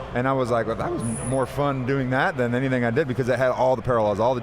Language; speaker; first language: English; native; English